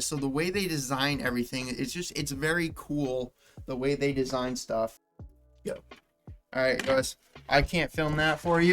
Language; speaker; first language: English; native; English